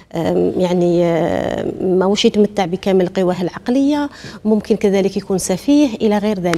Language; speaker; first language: Arabic; native; Arabic